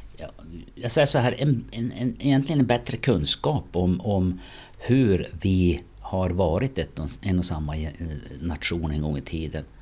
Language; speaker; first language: Swedish; native; Swedish